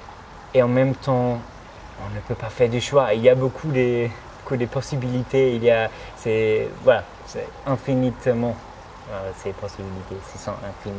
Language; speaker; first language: French; non-native, fluent; German